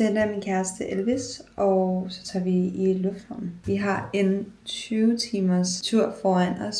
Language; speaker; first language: Danish; native; Danish